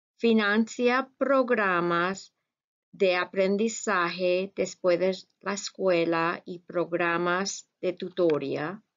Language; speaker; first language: Spanish; non-native, fluent; English